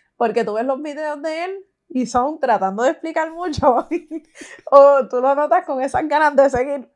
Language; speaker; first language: Spanish; native; Spanish